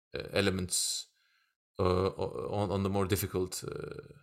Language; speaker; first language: English; non-native, fluent; Turkish